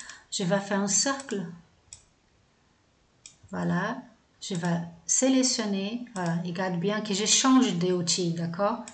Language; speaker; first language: French; non-native, fluent; Portuguese